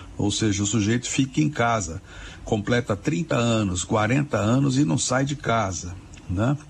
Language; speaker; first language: Portuguese; native; Portuguese